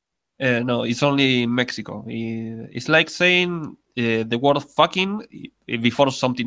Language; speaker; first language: English; non-native, learner; Spanish